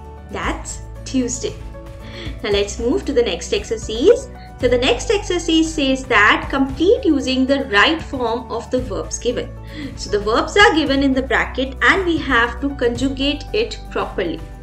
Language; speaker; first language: English; non-native, local second language; Hindi